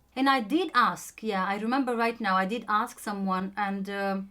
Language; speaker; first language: English; non-native, fluent; Romanian